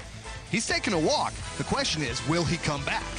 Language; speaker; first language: English; native; English